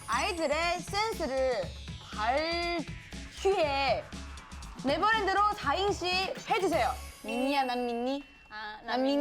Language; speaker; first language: Korean; non-native, fluent; Chinese